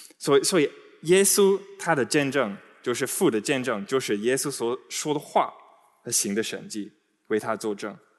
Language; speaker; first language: Chinese; non-native, fluent; English